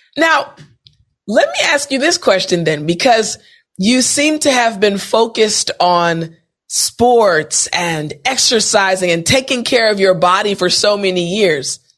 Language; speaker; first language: English; native; English